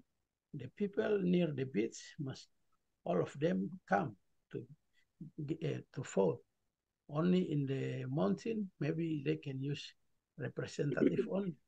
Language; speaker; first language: English; non-native, learner; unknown